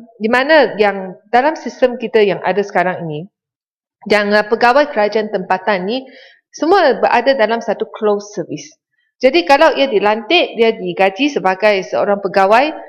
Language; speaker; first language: Malay; non-native, local second language; Chinese